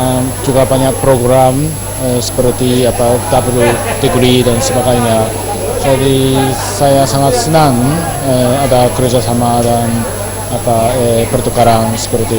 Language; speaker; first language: Indonesian; non-native, fluent; Japanese